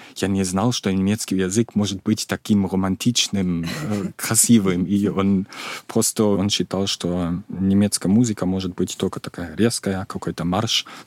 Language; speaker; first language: Russian; non-native, fluent; German